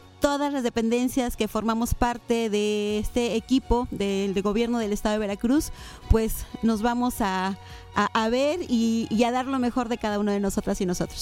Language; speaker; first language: Spanish; native; Spanish